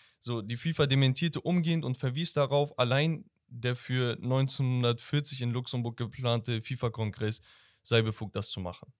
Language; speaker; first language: German; early bilingual, other home language; Turkish